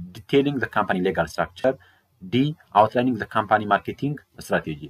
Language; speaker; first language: English; non-native, local second language; Amharic